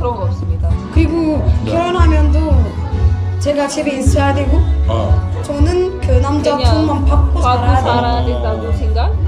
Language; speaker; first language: Korean; non-native, fluent; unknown